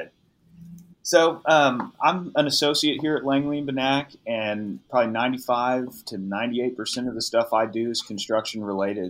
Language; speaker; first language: English; native; English